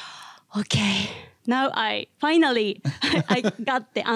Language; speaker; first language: English; non-native, learner; Japanese